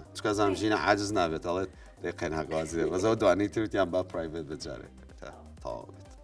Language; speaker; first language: Central Kurdish; early bilingual, heritage; Central Kurdish